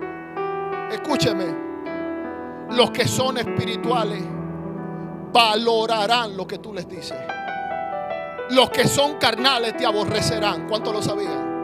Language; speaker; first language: Spanish; native; Spanish